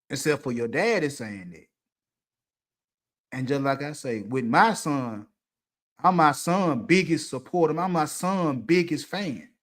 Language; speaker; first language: English; native; English